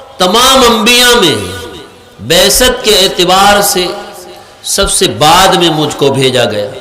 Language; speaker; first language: Urdu; native; Urdu